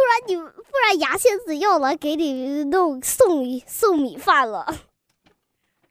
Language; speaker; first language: Chinese; early bilingual, heritage; Chinese